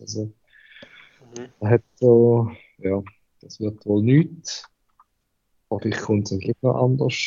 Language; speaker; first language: German; native; German